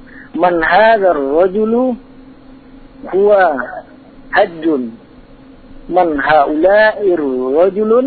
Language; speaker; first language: Arabic; non-native, learner; Indonesian